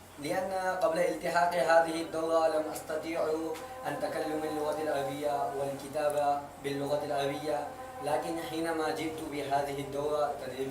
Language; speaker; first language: Arabic; non-native, learner; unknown